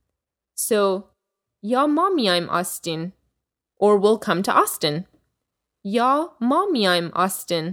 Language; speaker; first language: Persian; early bilingual, heritage; Persian